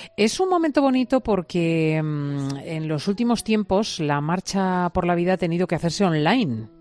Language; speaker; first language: Spanish; native; Spanish